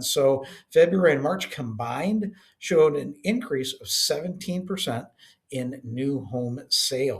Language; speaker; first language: English; native; English